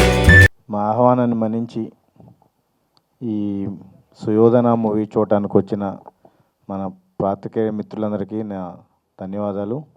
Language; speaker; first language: Telugu; native; Telugu